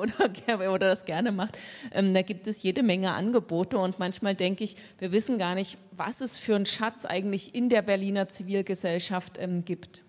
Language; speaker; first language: German; native; German